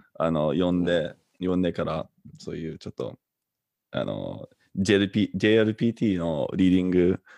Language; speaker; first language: Japanese; non-native, fluent; English